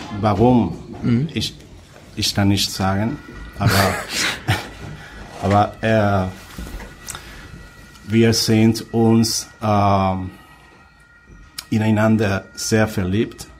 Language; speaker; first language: German; non-native, learner; Spanish